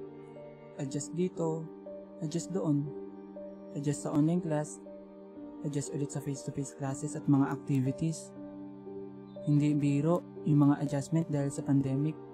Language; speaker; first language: Filipino; native; Filipino